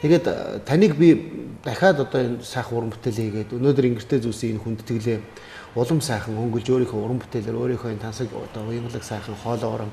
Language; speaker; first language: Mongolian; native; Mongolian